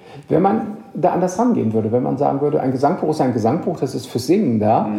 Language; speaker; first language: German; native; German